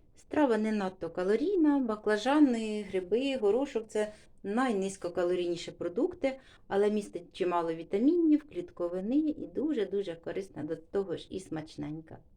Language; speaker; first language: Ukrainian; non-native, local second language; Russian